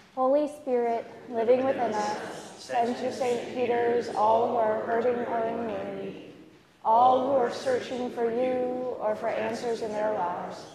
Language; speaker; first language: English; native; English